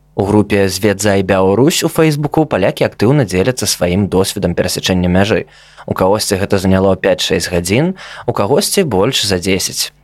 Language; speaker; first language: Belarusian; native; Belarusian